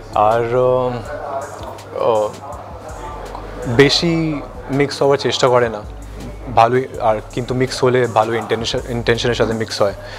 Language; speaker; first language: Bangla; non-native, fluent; Hindi